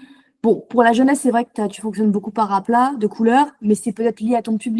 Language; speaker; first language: French; native; French